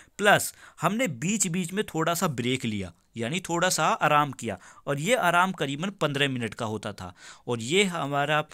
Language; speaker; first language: Hindi; native; Hindi